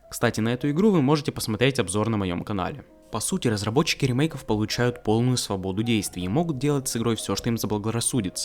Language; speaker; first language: Russian; native; Russian